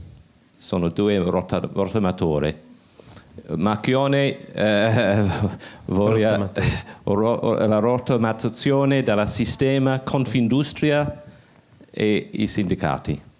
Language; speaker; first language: Italian; non-native, learner; English